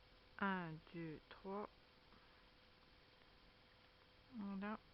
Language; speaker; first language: French; native; French